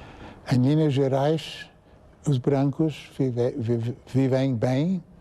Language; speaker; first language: Portuguese; non-native, fluent; English